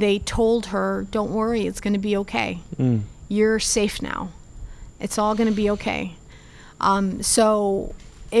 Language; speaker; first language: English; early bilingual, other home language; Spanish